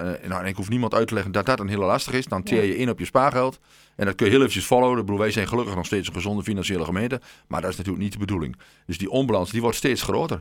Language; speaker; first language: Dutch; native; Dutch